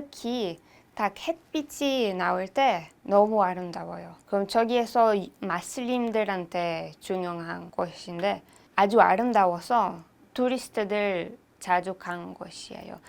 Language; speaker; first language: Korean; non-native, learner; Hebrew